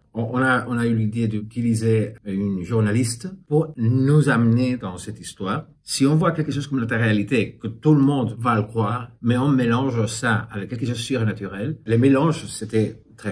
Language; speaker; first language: French; non-native, fluent; Spanish